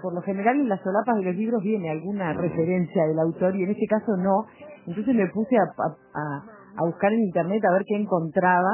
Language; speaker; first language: Spanish; native; Spanish